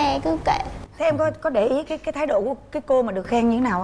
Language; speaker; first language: Vietnamese; native; Vietnamese